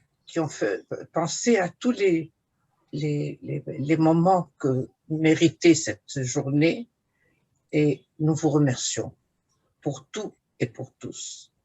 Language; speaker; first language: French; non-native, fluent; Arabic